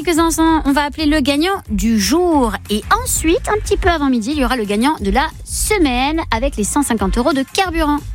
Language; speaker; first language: French; native; French